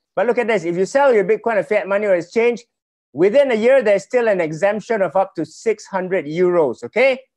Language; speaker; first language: English; non-native, local second language; Malay